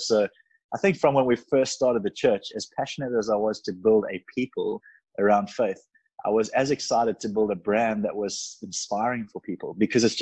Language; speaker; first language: English; native; English